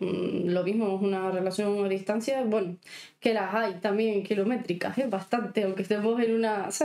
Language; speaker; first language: Spanish; native; Spanish